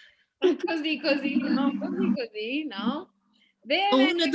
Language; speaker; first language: Italian; non-native, fluent; English